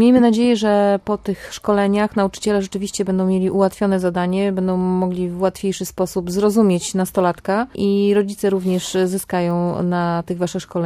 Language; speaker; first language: Polish; native; Polish